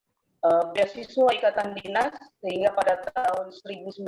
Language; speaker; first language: Indonesian; native; Indonesian